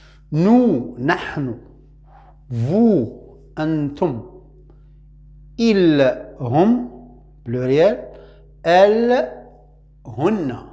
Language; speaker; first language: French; non-native, local second language; Arabic